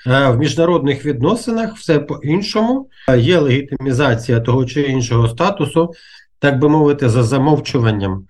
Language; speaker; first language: Ukrainian; native; Ukrainian